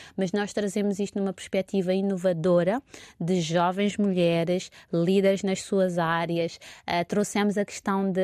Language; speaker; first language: Portuguese; non-native, local second language; Kabuverdianu